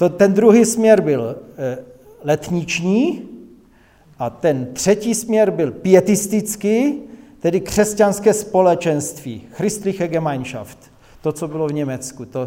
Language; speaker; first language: Czech; non-native, local second language; Polish